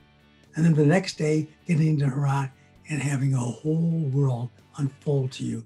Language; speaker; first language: English; native; English